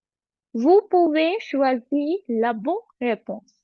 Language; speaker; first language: French; non-native, fluent; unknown